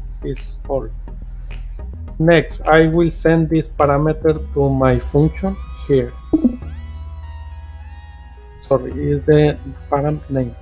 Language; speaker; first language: English; non-native, fluent; Spanish